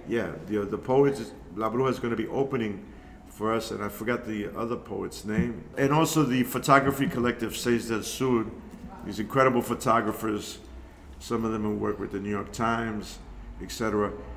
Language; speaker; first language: English; early bilingual, other home language; Spanish